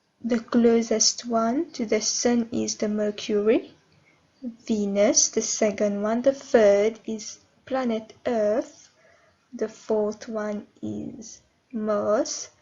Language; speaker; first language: English; non-native, local second language; Morisyen